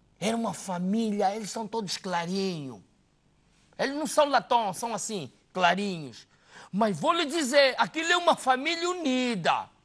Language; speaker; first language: Portuguese; native; Portuguese